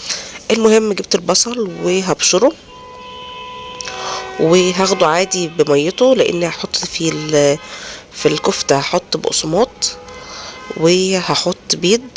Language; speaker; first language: Arabic; native; Arabic